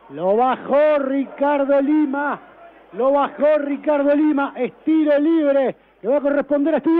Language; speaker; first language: Spanish; native; Spanish